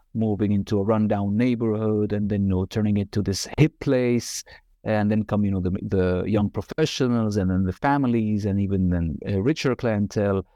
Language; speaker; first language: English; non-native, fluent; Arabic